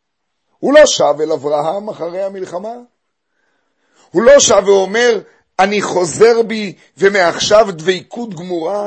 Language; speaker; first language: Hebrew; native; Hebrew